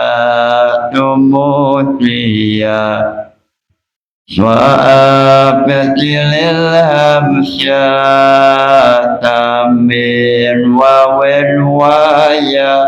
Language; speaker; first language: Arabic; non-native, fluent; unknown